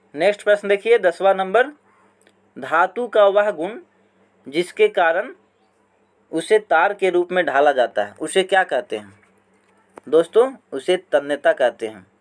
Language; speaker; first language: Hindi; native; Hindi